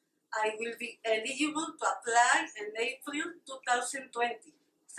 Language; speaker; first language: English; non-native, learner; Spanish